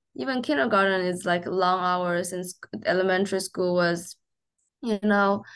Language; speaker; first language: English; non-native, fluent; Chinese